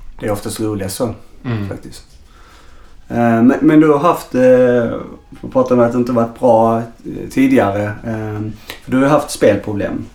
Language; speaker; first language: Swedish; native; Swedish